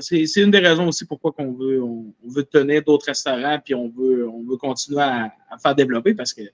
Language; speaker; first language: French; native; French